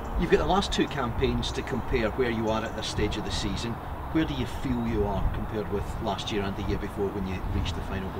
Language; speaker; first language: English; native; English